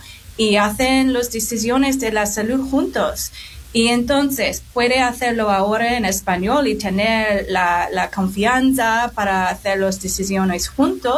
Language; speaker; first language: Spanish; non-native, fluent; English